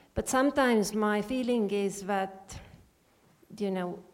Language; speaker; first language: English; non-native, fluent; Estonian